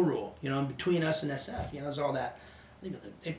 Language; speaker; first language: English; non-native, fluent; Swedish